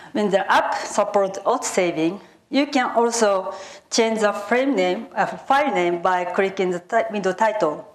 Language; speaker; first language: English; non-native, fluent; Japanese